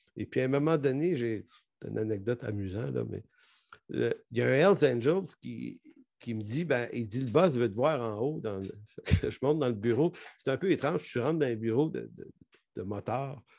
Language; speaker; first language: French; native; French